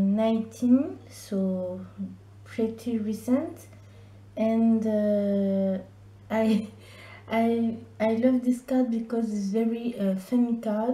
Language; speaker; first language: English; non-native, learner; French